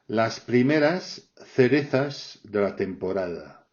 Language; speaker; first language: Spanish; non-native, fluent; French